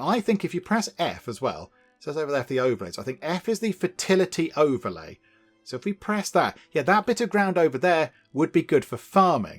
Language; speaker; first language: English; native; English